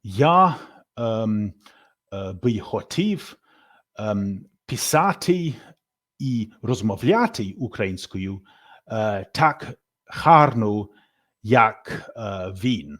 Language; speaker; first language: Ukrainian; non-native, learner; English